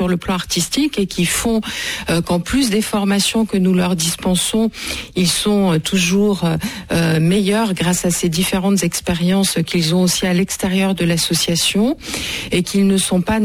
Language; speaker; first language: French; native; French